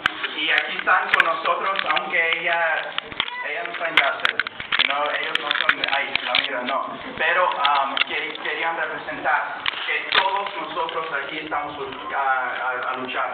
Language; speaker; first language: Spanish; early bilingual, heritage; Spanish